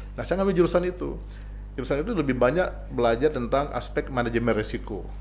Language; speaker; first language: Indonesian; non-native, local second language; Achinese